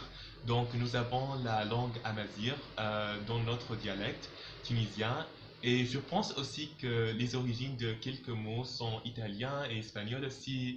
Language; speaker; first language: French; non-native, local second language; Arabic